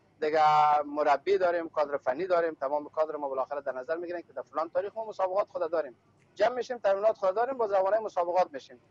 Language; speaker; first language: Persian; native; Persian